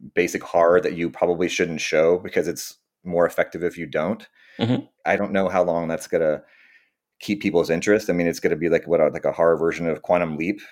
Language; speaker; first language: English; native; English